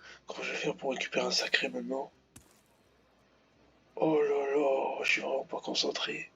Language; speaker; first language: French; native; French